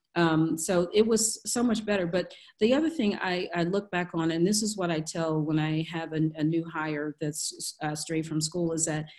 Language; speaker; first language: English; native; English